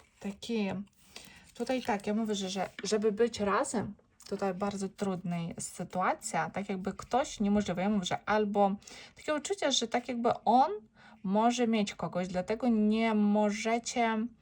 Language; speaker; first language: Polish; non-native, learner; Ukrainian